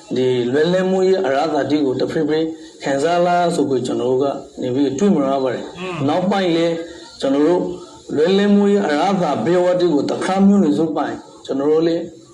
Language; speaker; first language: Burmese; non-native, local second language; Rohingya